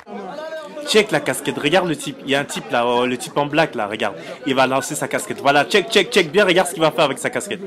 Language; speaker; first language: French; native; French